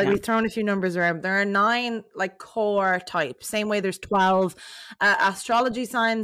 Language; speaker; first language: English; native; English